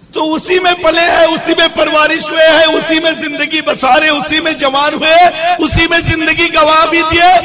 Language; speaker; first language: Hindi; non-native, local second language; Bangla